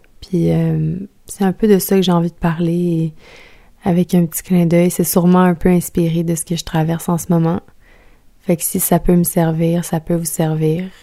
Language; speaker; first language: French; native; French